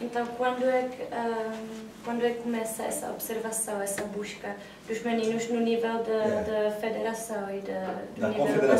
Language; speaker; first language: Portuguese; non-native, fluent; Czech